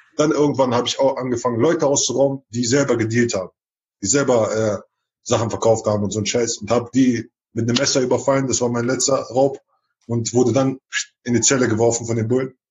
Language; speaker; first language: German; early bilingual, other home language; Chechen